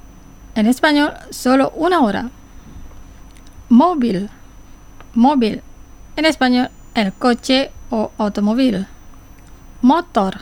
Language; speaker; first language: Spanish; non-native, fluent; Indonesian